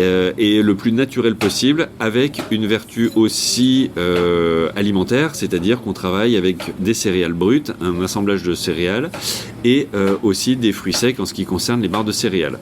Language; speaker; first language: French; native; French